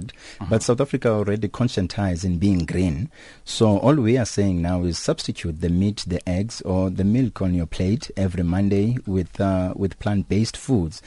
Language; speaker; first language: English; non-native, local second language; Xhosa